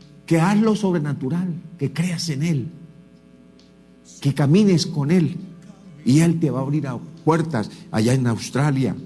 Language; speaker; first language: Spanish; native; Spanish